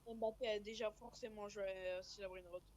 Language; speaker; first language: French; native; French